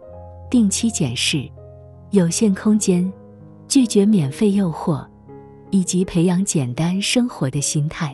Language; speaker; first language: Chinese; native; Chinese